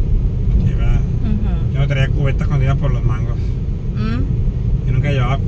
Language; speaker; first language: Spanish; native; Spanish